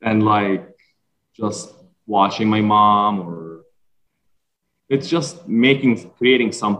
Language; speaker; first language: English; non-native, fluent; Arabic